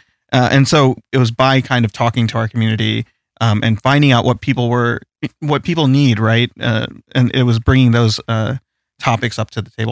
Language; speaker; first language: English; early bilingual, other home language; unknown